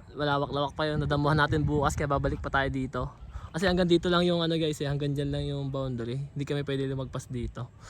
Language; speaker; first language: Filipino; native; Filipino